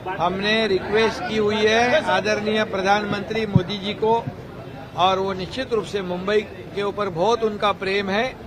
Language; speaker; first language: Hindi; non-native, local second language; Marathi